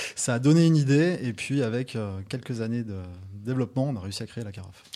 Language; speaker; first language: French; native; French